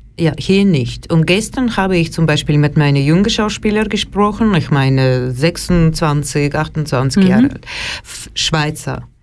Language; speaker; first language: German; non-native, fluent; Russian